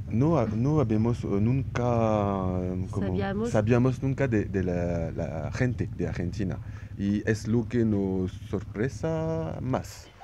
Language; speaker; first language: Spanish; non-native, learner; French